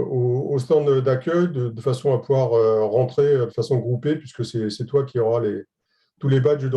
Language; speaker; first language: French; native; French